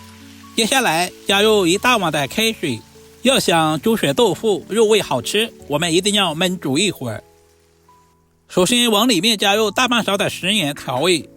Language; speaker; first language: Chinese; native; Chinese